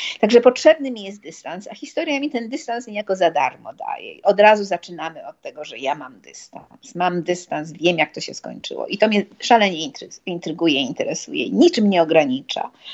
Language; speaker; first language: Polish; native; Polish